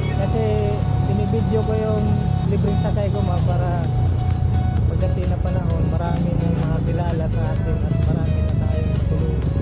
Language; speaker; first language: Filipino; non-native, local second language; Cebuano